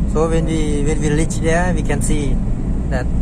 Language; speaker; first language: English; non-native, learner; Thai